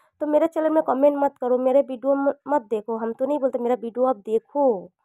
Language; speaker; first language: Hindi; non-native, local second language; Bangla